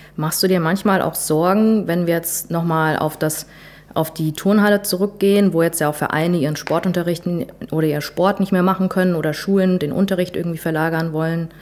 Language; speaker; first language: German; native; German